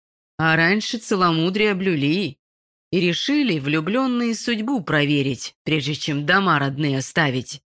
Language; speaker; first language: Russian; native; Russian